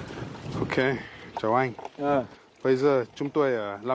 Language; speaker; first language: Vietnamese; non-native, learner; English